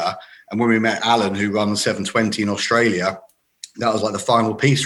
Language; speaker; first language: English; native; English